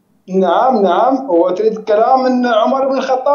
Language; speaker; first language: Arabic; native; Arabic